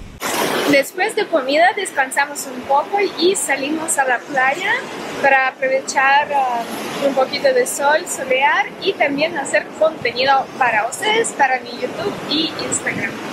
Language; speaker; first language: Spanish; non-native, fluent; Russian